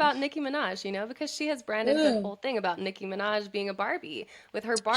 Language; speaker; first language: English; native; English